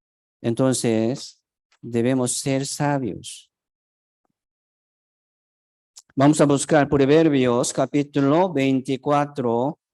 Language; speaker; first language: Spanish; non-native, fluent; Korean